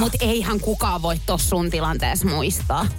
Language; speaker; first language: Finnish; native; Finnish